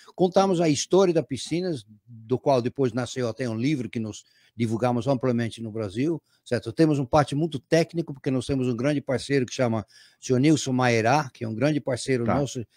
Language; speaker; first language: Portuguese; non-native, fluent; Dutch